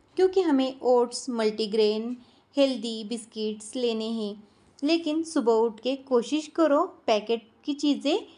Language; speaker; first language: Hindi; non-native, local second language; Marathi